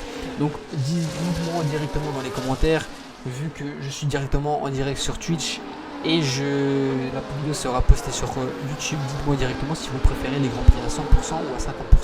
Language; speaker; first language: French; native; French